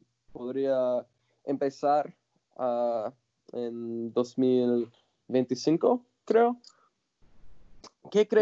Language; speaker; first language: Spanish; non-native, fluent; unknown